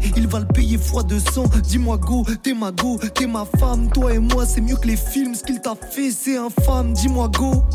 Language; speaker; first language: French; native; French